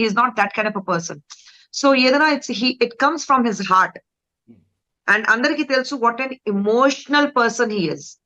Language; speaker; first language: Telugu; non-native, fluent; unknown